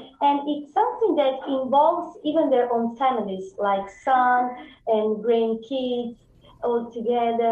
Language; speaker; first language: English; non-native, fluent; Italian